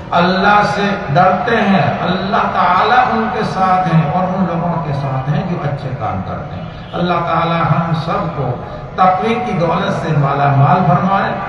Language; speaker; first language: Urdu; native; Urdu